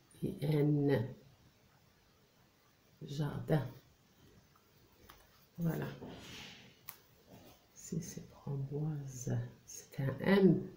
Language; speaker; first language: French; non-native, local second language; Arabic